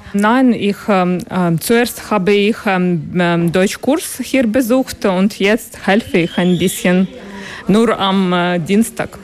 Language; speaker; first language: German; non-native, learner; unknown